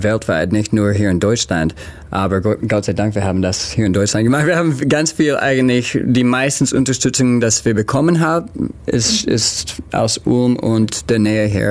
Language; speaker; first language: German; non-native, learner; English